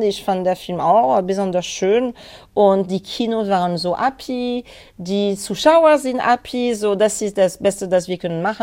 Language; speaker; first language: German; non-native, learner; French